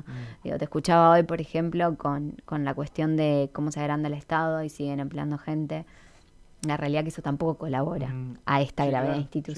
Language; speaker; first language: Spanish; native; Spanish